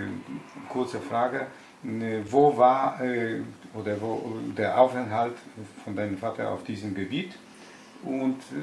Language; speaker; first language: German; non-native, learner; Polish